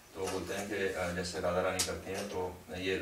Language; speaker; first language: Russian; non-native, learner; Hindi